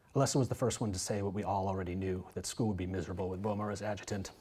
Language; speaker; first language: English; native; English